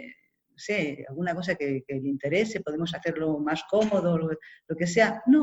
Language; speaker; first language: Spanish; native; Spanish